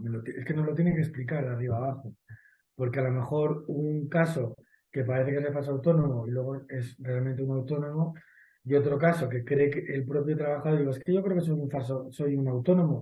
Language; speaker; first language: Spanish; native; Spanish